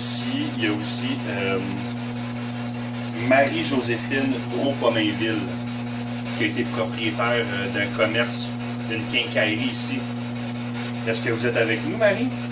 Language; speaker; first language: French; native; French